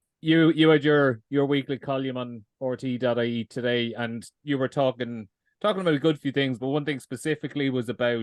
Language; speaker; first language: English; native; English